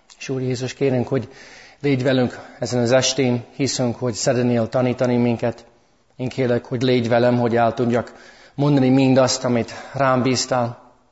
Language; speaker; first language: Hungarian; early bilingual, heritage; English